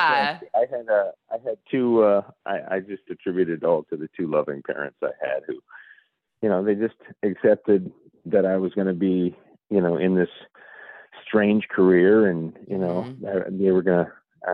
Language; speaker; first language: English; native; English